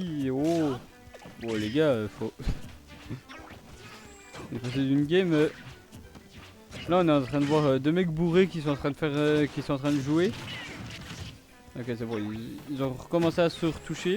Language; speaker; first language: French; native; French